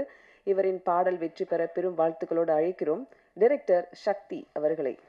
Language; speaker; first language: Tamil; native; Tamil